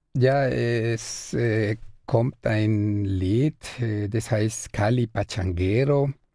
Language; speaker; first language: German; non-native, fluent; Spanish